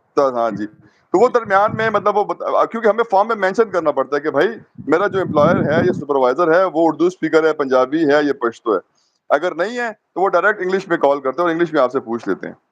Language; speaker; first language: Urdu; non-native, local second language; Pashto